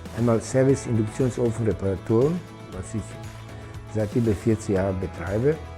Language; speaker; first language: German; non-native, fluent; Serbian